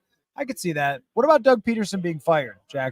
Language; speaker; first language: English; native; English